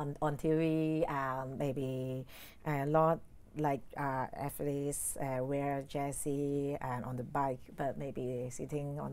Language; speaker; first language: English; non-native, learner; Cantonese